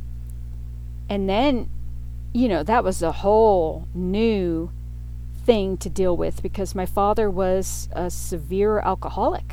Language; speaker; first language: English; native; English